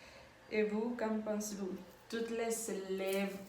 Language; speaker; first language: French; non-native, learner; Spanish